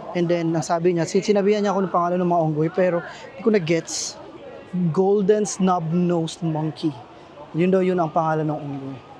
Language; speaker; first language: Filipino; native; Filipino